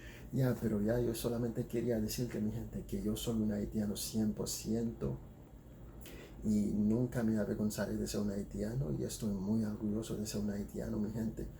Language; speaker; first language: Spanish; non-native, fluent; Haitian Creole